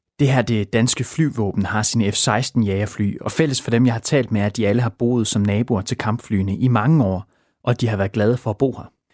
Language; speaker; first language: Danish; native; Danish